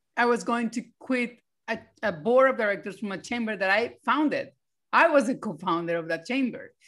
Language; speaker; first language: English; non-native, fluent; Spanish